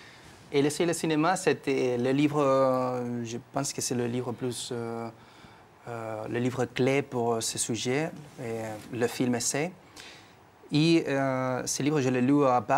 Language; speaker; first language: French; non-native, fluent; Spanish